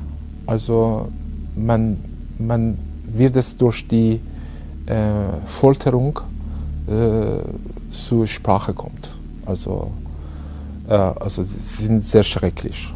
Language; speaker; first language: German; non-native, learner; Persian